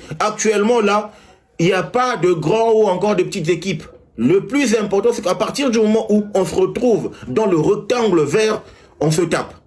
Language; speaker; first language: French; non-native, local second language; Lingala